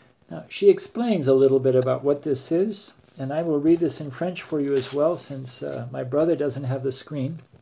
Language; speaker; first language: English; native; English